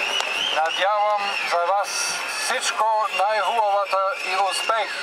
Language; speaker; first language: Bulgarian; non-native, learner; German